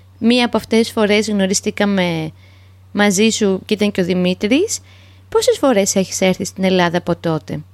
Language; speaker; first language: Greek; native; Greek